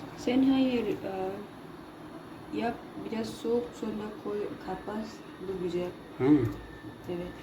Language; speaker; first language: Turkish; non-native, learner; Lao